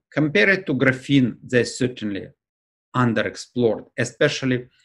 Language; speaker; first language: English; non-native, fluent; Ukrainian